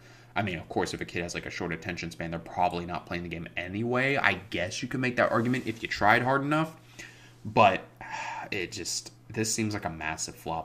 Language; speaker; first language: English; native; English